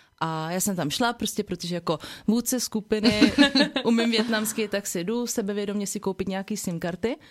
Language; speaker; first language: Czech; early bilingual, other home language; Vietnamese